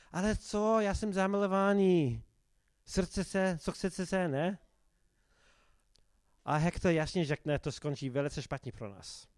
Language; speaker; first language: Czech; non-native, fluent; English